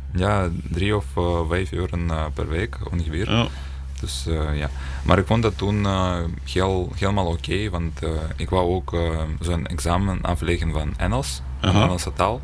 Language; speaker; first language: Dutch; non-native, learner; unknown